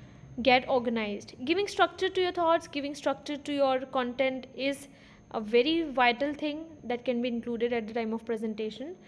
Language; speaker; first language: English; non-native, fluent; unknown